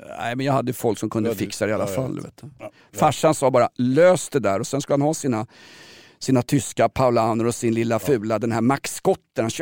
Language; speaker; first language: Swedish; native; Swedish